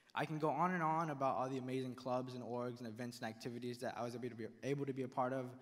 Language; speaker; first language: English; early bilingual, other home language; Spanish